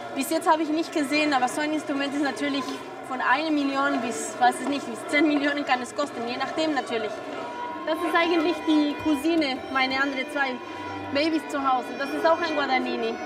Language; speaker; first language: German; non-native, fluent; Spanish